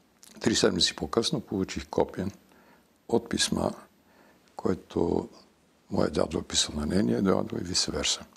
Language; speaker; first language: Bulgarian; early bilingual, heritage; Bulgarian